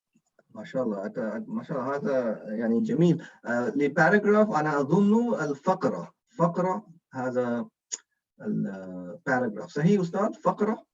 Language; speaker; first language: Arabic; non-native, learner; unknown